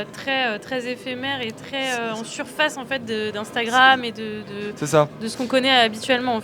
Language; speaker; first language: French; native; French